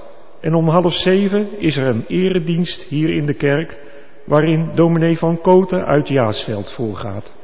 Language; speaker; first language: Dutch; native; Dutch